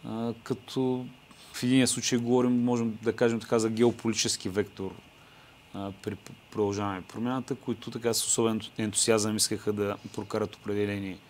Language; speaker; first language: Bulgarian; native; Bulgarian